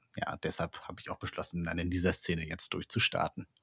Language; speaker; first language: German; native; German